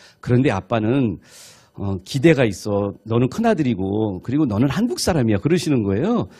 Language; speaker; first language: Korean; native; Korean